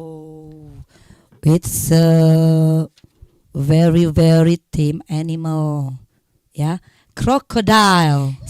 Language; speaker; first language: English; non-native, learner; Indonesian